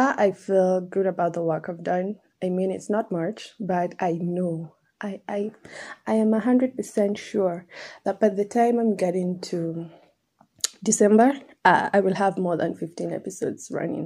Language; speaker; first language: English; non-native, local second language; Swahili